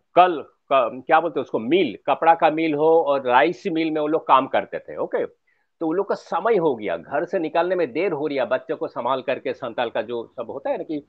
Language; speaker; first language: Hindi; non-native, local second language; Bangla